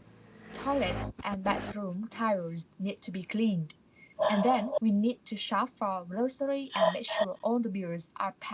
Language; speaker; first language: English; non-native, learner; Vietnamese